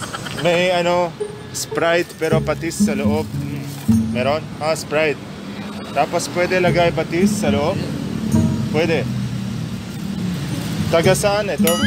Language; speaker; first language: Filipino; non-native, learner; Arabic